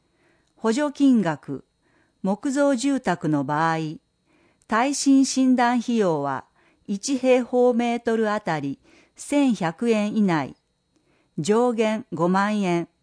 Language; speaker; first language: Japanese; native; Japanese